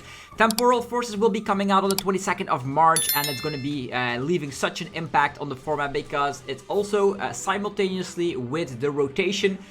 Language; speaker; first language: English; non-native, fluent; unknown